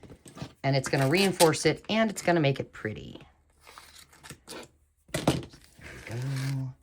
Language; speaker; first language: English; native; English